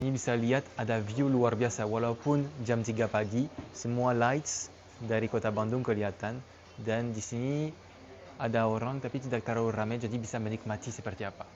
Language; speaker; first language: Indonesian; non-native, fluent; French